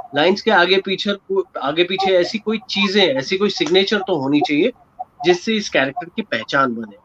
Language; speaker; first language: Hindi; non-native, local second language; Gujarati